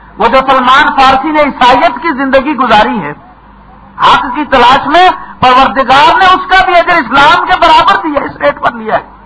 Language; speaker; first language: Urdu; non-native, local second language; Punjabi